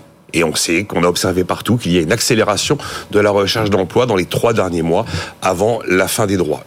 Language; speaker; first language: French; native; French